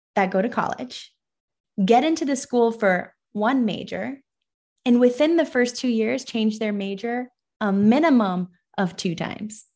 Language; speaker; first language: English; early bilingual, other home language; Persian